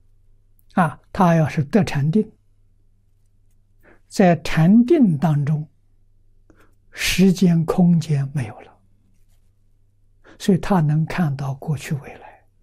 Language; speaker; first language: Chinese; native; Chinese